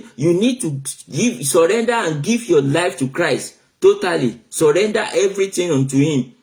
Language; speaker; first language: English; non-native, local second language; Yoruba